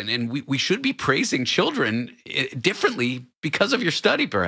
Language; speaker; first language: English; native; English